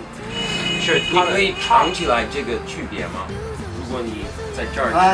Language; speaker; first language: Chinese; non-native, learner; English